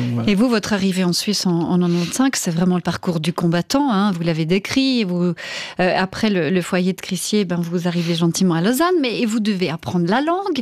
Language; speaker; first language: French; native; French